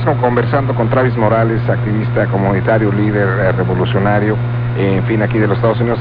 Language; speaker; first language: Spanish; native; Spanish